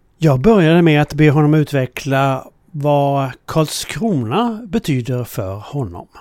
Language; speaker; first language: Swedish; native; Swedish